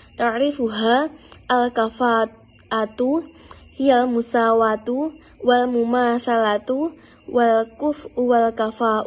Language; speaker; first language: Arabic; non-native, learner; Indonesian